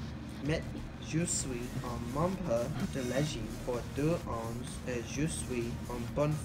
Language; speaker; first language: French; non-native, learner; English